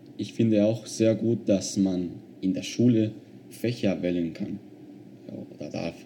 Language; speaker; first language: German; non-native, fluent; Spanish